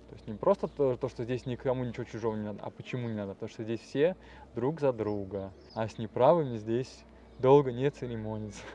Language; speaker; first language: Russian; non-native, fluent; Serbian